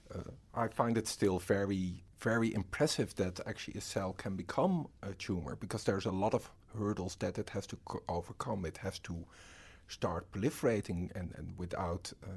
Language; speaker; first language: English; non-native, fluent; Dutch